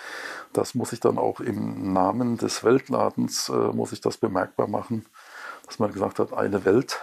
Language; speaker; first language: German; native; German